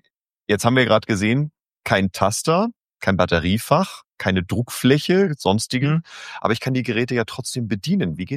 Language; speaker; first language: German; native; German